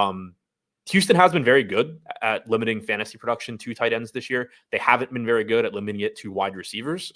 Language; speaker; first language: English; native; English